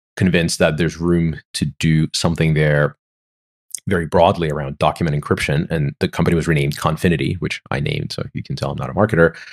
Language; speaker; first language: English; non-native, fluent; Ukrainian